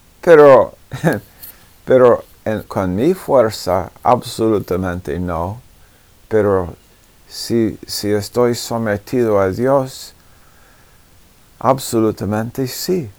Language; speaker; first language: Spanish; non-native, fluent; English